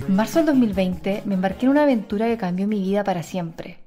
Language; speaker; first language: Spanish; native; Spanish